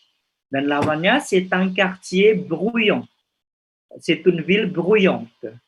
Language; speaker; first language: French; non-native, fluent; Indonesian